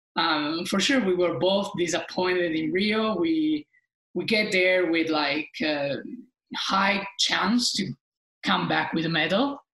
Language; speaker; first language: English; non-native, fluent; Italian